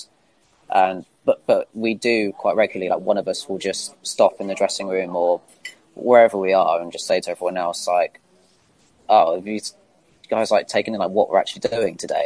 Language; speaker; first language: English; native; English